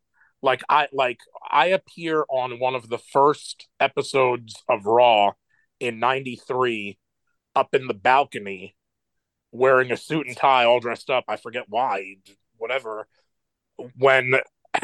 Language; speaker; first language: English; native; English